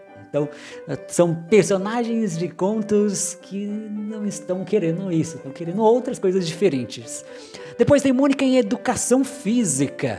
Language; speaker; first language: Portuguese; native; Portuguese